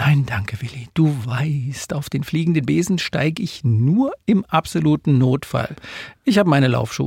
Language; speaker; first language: German; native; German